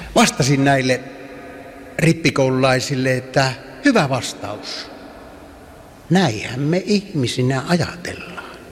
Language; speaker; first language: Finnish; native; Finnish